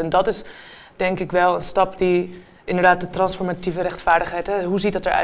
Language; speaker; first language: Dutch; native; Dutch